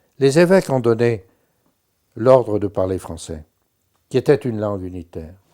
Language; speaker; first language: French; native; French